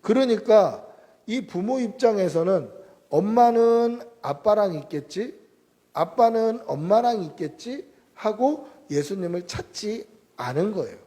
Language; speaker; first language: Korean; native; Korean